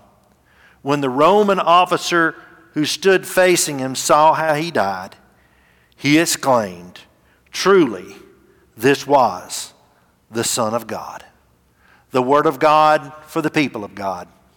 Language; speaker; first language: English; native; English